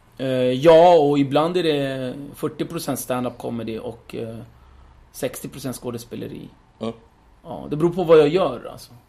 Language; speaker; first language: Swedish; early bilingual, other home language; Kurdish